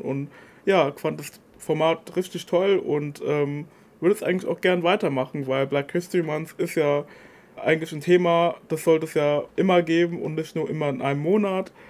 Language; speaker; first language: German; non-native, fluent; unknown